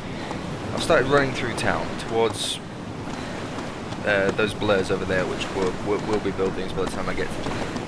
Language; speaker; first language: English; native; English